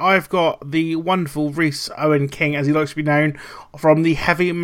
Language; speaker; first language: English; native; English